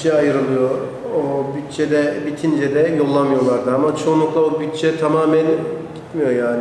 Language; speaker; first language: Turkish; early bilingual, heritage; Turkish